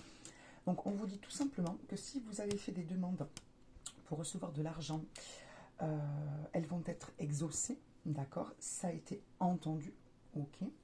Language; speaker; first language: French; native; French